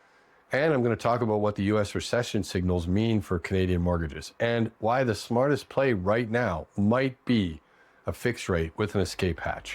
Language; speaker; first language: English; native; English